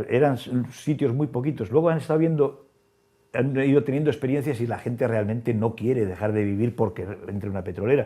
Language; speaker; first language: Spanish; native; Spanish